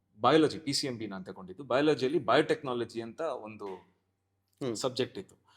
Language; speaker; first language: Kannada; non-native, local second language; Konkani